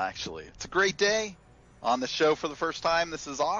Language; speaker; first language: English; native; English